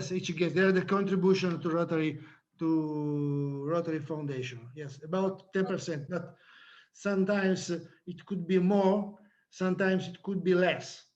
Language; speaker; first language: English; non-native, learner; Italian